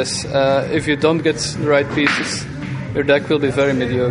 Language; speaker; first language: English; non-native, fluent; Dutch